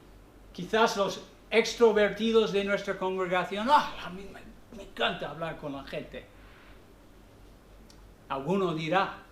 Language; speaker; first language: Spanish; non-native, fluent; English